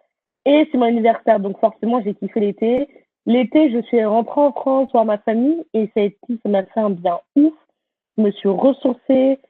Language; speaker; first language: French; native; French